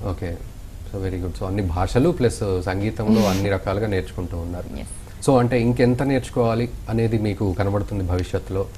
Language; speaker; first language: Telugu; native; Telugu